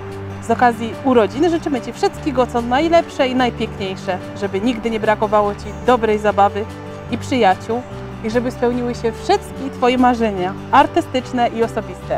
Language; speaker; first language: Polish; native; Polish